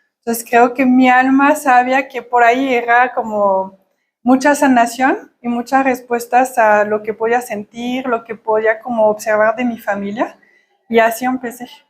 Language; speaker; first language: Spanish; non-native, fluent; French